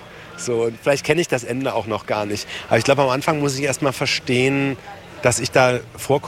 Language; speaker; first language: German; native; German